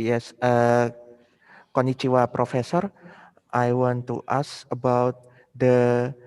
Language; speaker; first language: English; non-native, fluent; Indonesian